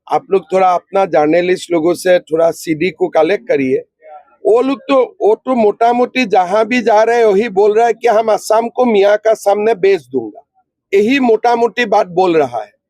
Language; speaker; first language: Hindi; non-native, local second language; Assamese